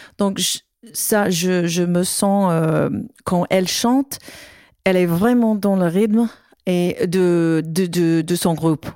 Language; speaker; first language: French; non-native, learner; English